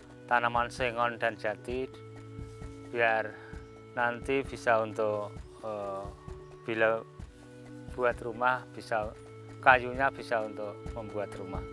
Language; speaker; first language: Indonesian; non-native, local second language; Javanese